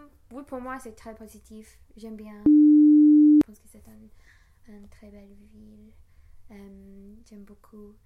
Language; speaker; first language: French; non-native, learner; English